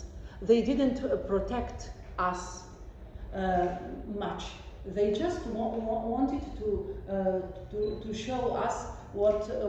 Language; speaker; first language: English; non-native, fluent; Serbian